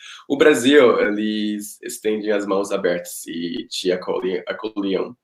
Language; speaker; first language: Portuguese; non-native, fluent; Spanish